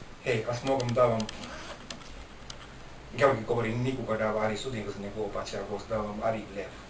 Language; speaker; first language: Bulgarian; non-native, learner; Finnish